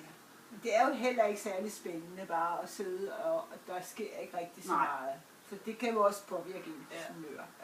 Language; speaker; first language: Danish; native; Danish